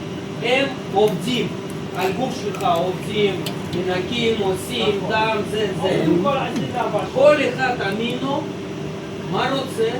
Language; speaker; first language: Hebrew; non-native, learner; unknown